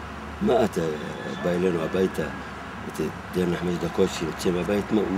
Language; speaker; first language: Hebrew; non-native, local second language; Arabic